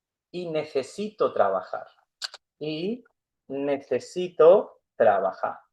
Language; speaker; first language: Spanish; non-native, fluent; Urdu